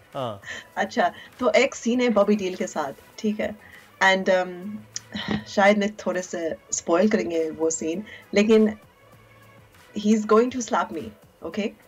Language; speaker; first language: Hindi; early bilingual, heritage; Urdu